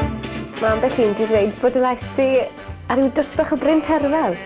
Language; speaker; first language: Welsh; native; Welsh